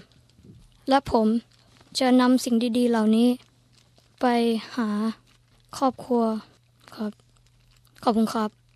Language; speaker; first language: Thai; early bilingual, heritage; Thai